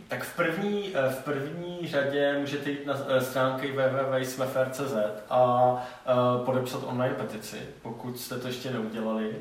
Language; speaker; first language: Czech; non-native, local second language; Polish